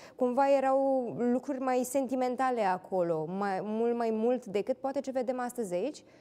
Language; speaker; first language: Romanian; native; Romanian